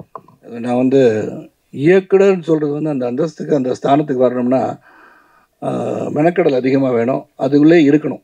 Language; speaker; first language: Tamil; native; Tamil